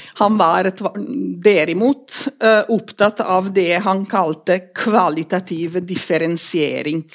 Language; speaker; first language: Norwegian; non-native, fluent; Italian